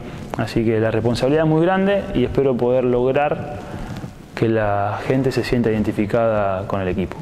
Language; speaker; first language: Spanish; native; Spanish